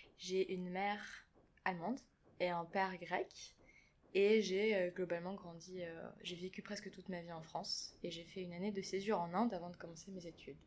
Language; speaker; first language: French; early bilingual, other home language; German